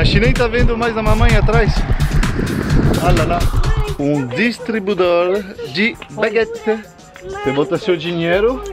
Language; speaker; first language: Portuguese; non-native, fluent; French